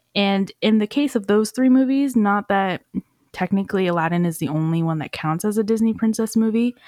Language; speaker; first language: English; native; English